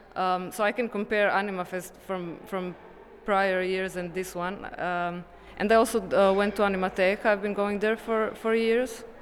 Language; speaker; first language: English; non-native, fluent; Croatian